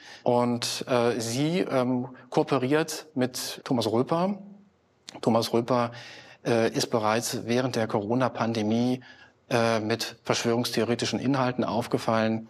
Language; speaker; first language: German; native; German